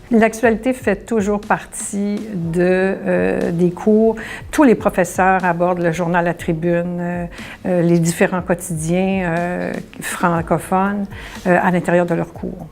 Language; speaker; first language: French; native; French